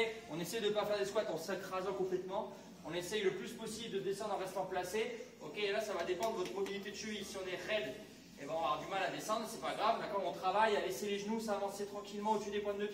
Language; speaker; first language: French; native; French